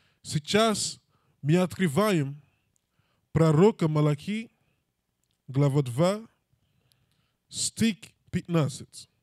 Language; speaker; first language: Russian; non-native, learner; English